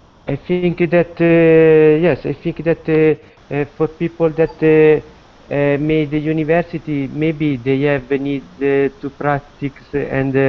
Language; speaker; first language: English; non-native, learner; Italian